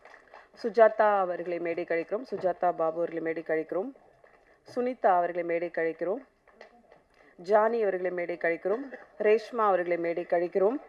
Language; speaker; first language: Tamil; native; Tamil